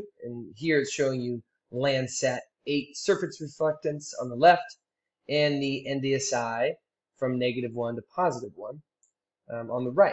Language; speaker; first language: English; native; English